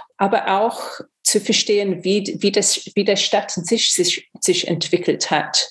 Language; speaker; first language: German; non-native, fluent; English